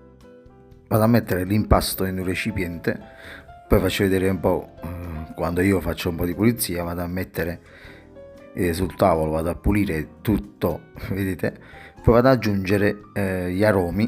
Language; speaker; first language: Italian; native; Italian